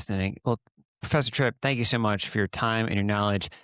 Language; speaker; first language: English; native; English